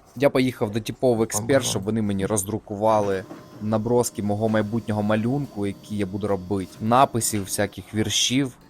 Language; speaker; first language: Ukrainian; non-native, local second language; Russian